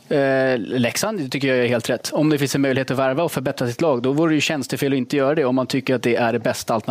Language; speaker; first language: Swedish; native; Swedish